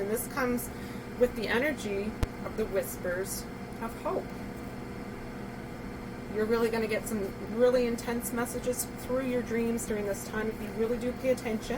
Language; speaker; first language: English; native; English